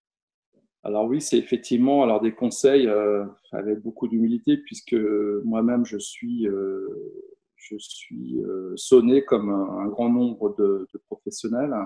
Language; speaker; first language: French; native; French